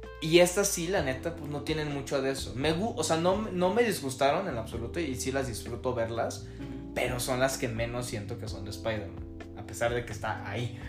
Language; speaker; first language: Spanish; native; Spanish